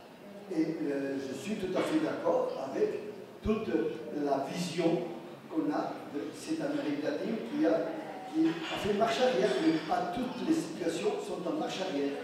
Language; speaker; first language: French; non-native, fluent; Spanish